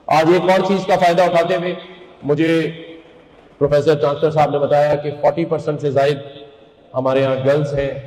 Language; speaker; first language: Urdu; native; Urdu